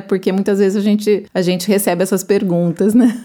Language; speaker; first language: Portuguese; native; Portuguese